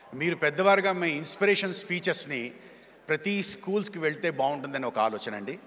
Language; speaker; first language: Telugu; native; Telugu